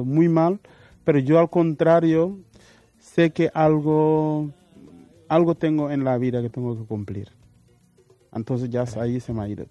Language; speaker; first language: Spanish; non-native, fluent; Wolof